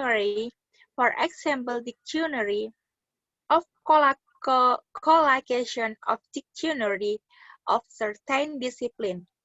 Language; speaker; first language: English; non-native, learner; Indonesian